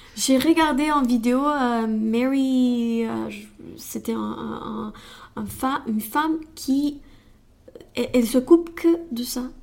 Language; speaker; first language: French; non-native, fluent; Romanian